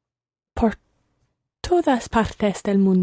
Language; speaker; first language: Spanish; non-native, learner; English